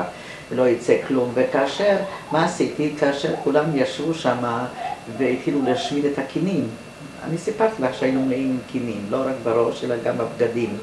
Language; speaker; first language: Hebrew; non-native, fluent; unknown